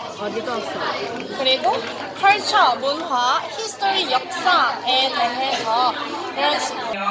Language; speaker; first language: Korean; non-native, learner; Thai